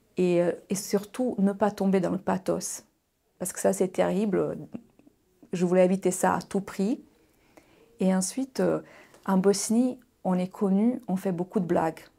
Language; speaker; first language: French; non-native, fluent; Bosnian